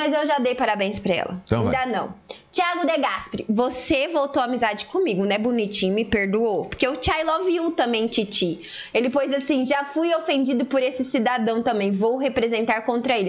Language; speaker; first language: Portuguese; native; Portuguese